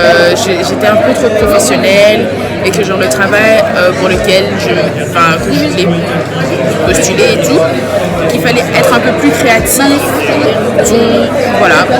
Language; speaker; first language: French; early bilingual, other home language; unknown